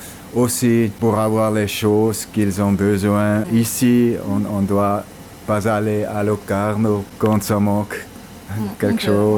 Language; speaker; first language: French; non-native, local second language; German